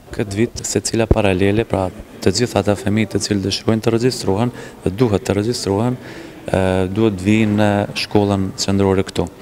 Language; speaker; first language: Albanian; native; Albanian